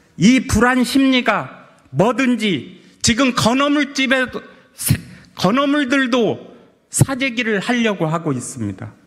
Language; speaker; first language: Korean; native; Korean